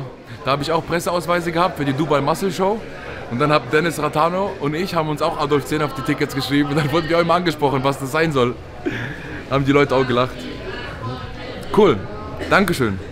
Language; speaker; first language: German; native; German